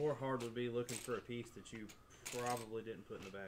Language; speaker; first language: English; native; English